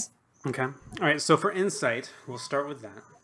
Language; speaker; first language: English; native; English